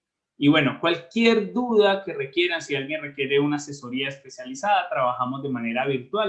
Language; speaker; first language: Spanish; native; Spanish